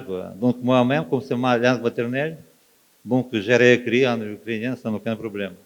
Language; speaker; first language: French; non-native, fluent; Ukrainian